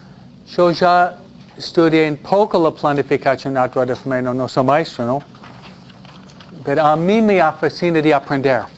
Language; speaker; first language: Spanish; non-native, fluent; English